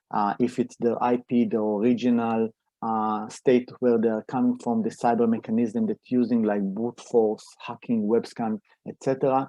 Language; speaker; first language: English; non-native, fluent; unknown